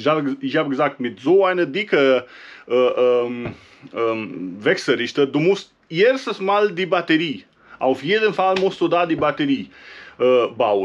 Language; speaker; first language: German; non-native, learner; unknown